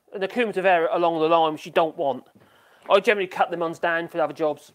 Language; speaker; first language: English; native; English